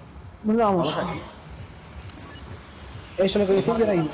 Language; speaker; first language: Spanish; native; Spanish